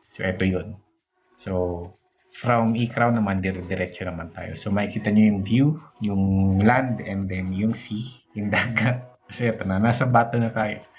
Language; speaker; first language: Filipino; non-native, local second language; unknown